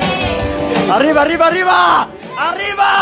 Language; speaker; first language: Italian; native; Italian